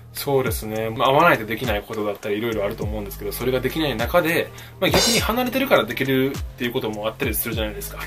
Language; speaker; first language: Japanese; native; Japanese